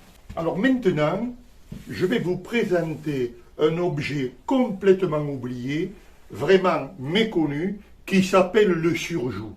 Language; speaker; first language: French; native; French